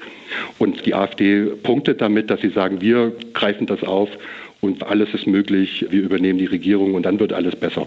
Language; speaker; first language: German; native; German